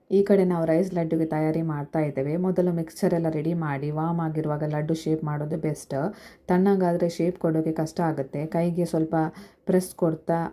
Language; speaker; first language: Kannada; non-native, local second language; Konkani